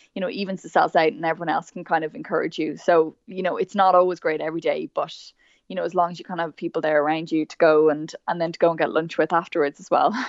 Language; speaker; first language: English; native; English